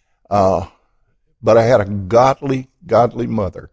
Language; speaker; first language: English; native; English